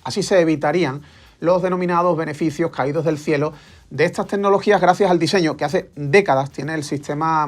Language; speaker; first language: Spanish; native; Spanish